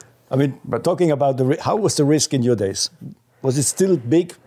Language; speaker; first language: English; non-native, fluent; German